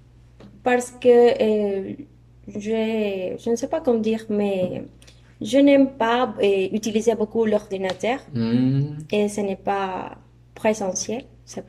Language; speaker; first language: French; non-native, learner; Spanish